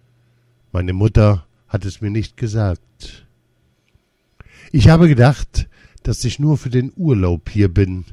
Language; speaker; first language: German; early bilingual, other home language; Lithuanian